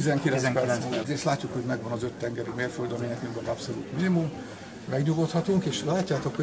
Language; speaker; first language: Hungarian; native; Hungarian